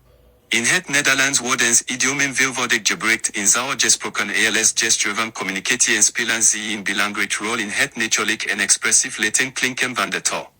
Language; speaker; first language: Dutch; non-native, learner; English